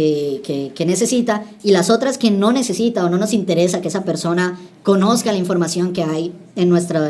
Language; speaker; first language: Spanish; native; Spanish